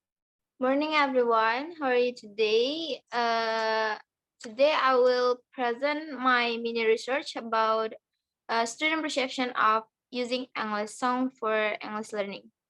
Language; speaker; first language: English; non-native, learner; Indonesian